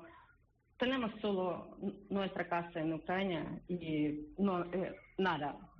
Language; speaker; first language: Spanish; non-native, learner; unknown